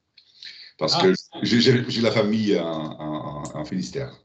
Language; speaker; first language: French; non-native, learner; German